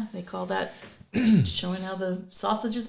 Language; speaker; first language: English; native; English